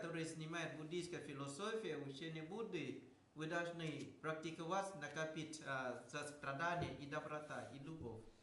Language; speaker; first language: Russian; non-native, learner; Thai